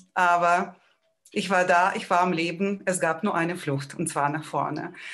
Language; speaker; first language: German; non-native, fluent; Ukrainian